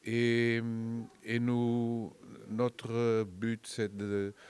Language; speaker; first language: French; non-native, fluent; Portuguese